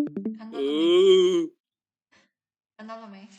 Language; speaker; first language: Chinese; non-native, fluent; Indonesian